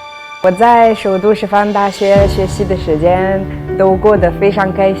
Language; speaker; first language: Chinese; non-native, fluent; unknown